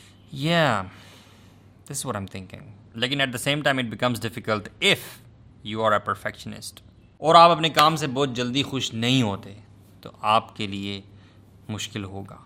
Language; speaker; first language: English; non-native, local second language; Urdu